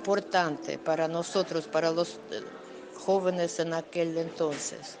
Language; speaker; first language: Spanish; non-native, fluent; Russian